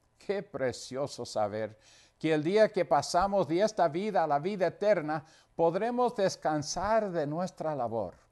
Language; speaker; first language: Spanish; non-native, fluent; English